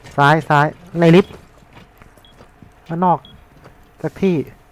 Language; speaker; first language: Thai; native; Thai